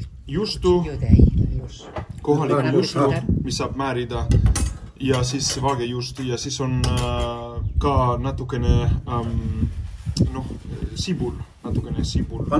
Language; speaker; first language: Estonian; non-native, learner; Spanish